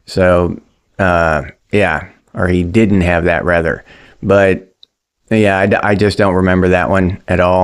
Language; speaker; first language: English; native; English